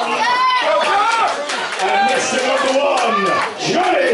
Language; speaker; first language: English; native; English